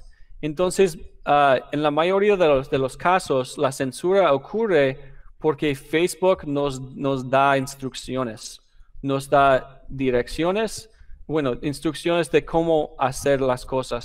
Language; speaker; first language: Spanish; non-native, fluent; English